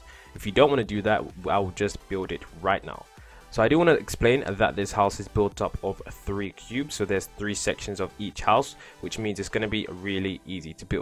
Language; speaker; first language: English; native; English